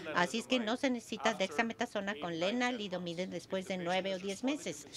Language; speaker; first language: Spanish; non-native, fluent; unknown